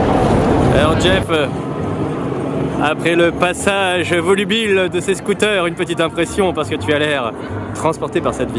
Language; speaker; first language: French; native; French